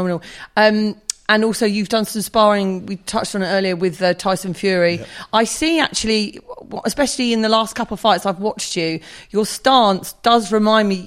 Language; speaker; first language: English; native; English